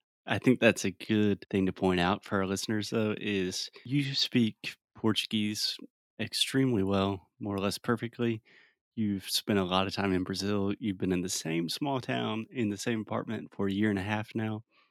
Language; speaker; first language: English; native; English